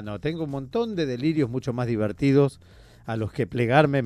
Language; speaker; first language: Spanish; native; Spanish